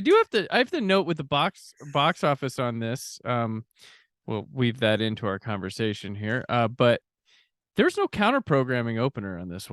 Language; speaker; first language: English; native; English